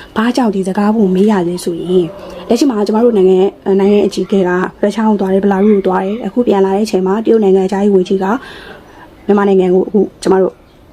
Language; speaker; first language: Burmese; native; Burmese